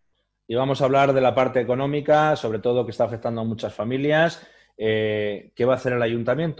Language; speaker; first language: Spanish; native; Spanish